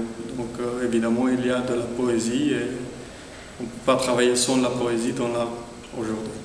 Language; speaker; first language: French; non-native, fluent; Spanish